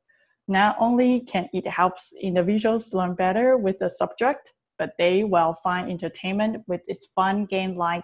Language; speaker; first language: English; non-native, fluent; Chinese